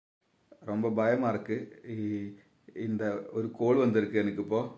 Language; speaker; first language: Tamil; non-native, learner; Malayalam